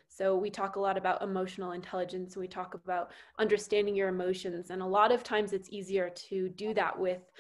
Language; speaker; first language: English; native; English